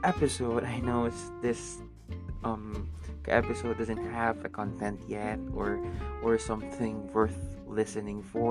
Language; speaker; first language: English; non-native, local second language; Filipino